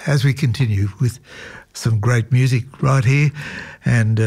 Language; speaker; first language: English; native; English